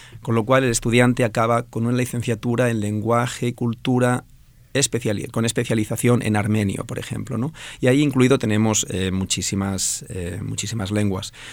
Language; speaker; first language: Spanish; non-native, local second language; Catalan